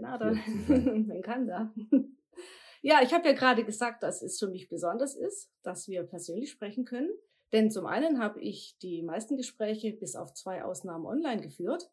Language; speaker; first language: German; native; German